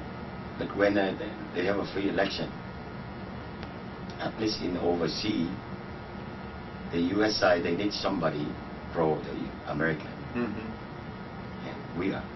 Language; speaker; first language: English; non-native, learner; Vietnamese